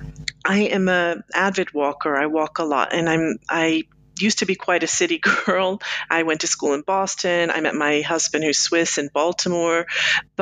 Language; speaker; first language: English; native; English